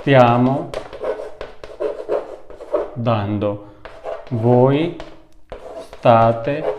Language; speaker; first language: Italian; non-native, fluent; Urdu